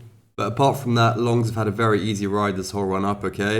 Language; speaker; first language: English; native; English